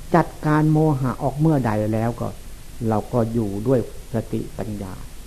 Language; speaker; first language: Thai; non-native, local second language; Lao